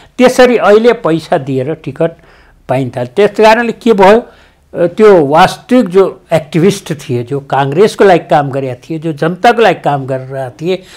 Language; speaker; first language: Nepali; native; Nepali